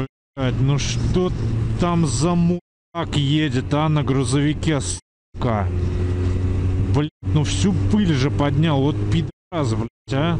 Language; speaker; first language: Russian; native; Russian